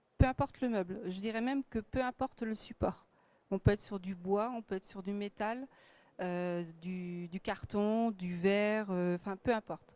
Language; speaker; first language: French; native; French